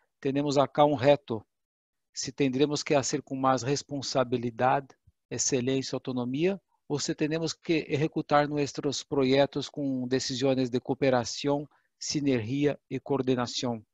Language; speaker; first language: Portuguese; non-native, learner; Spanish